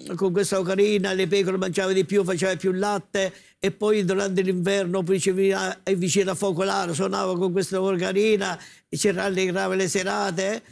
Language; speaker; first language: Italian; native; Italian